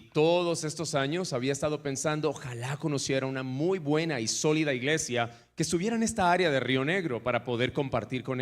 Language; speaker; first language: Spanish; native; Spanish